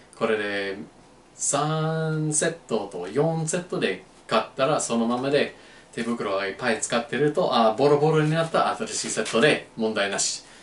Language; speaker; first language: Japanese; non-native, learner; English